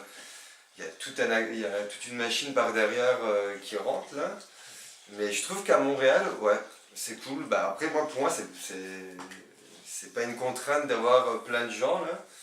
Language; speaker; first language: French; native; French